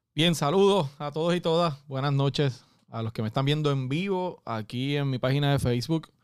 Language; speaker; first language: Spanish; native; Spanish